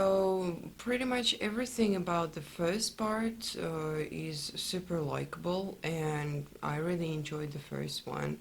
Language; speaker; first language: English; non-native, fluent; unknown